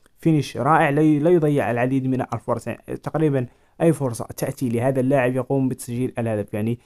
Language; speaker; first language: Arabic; native; Arabic